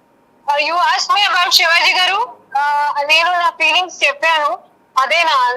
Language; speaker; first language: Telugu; non-native, learner; Hindi